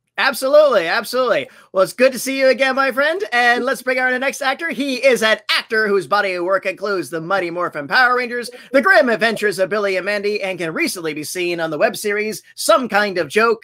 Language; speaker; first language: English; native; English